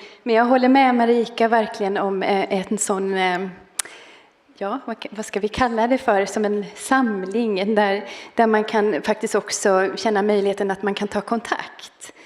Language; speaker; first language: Swedish; native; Swedish